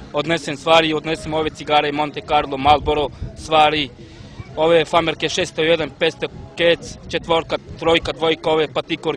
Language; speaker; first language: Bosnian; non-native, local second language; Romany